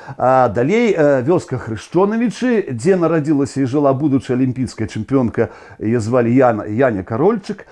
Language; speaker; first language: Belarusian; native; Belarusian